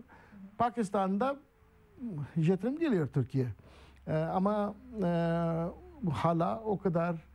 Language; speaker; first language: Turkish; non-native, learner; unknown